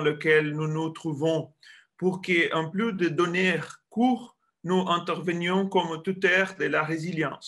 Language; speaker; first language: French; non-native, fluent; Portuguese